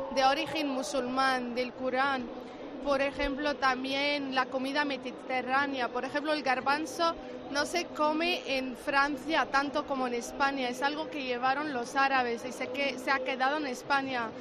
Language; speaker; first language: Spanish; non-native, fluent; Arabic